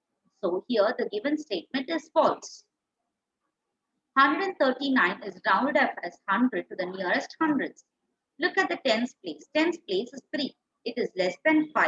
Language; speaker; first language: English; non-native, local second language; Tamil